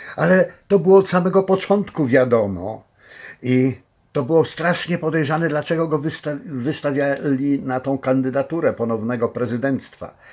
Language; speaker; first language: Polish; native; Polish